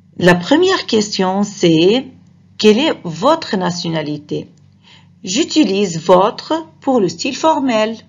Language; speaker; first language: French; non-native, fluent; Arabic